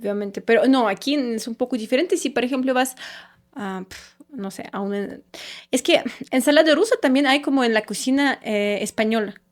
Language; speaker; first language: Spanish; non-native, fluent; Russian